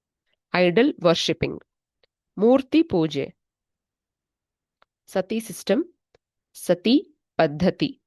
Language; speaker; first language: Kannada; native; Kannada